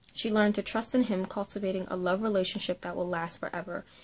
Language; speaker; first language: English; native; English